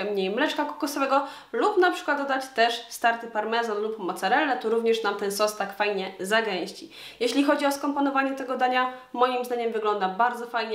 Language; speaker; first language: Polish; native; Polish